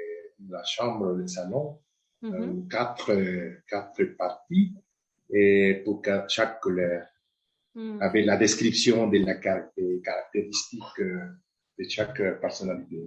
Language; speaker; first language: French; non-native, fluent; Spanish